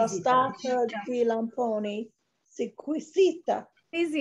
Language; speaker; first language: Italian; non-native, learner; English